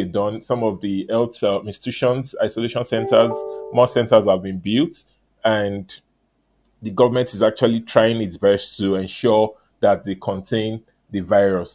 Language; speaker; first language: English; non-native, local second language; Yoruba